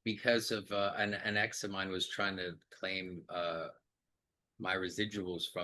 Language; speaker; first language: English; native; English